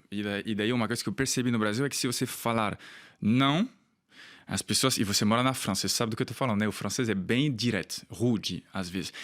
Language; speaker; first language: Portuguese; non-native, fluent; French